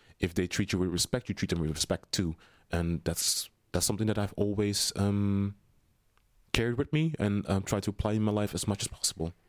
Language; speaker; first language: English; non-native, fluent; Dutch